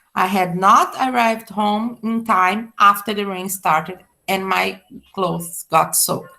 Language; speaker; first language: English; non-native, fluent; Portuguese